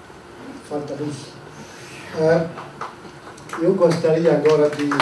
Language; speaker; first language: Portuguese; non-native, fluent; French